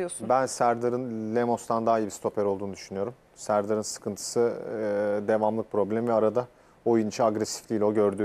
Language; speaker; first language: Turkish; native; Turkish